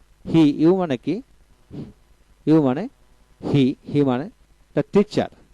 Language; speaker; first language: English; non-native, local second language; Bangla